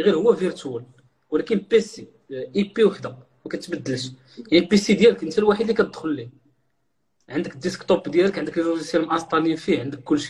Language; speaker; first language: Arabic; native; Arabic